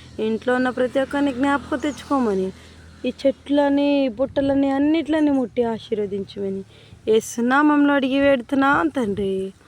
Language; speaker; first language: Telugu; non-native, local second language; Kannada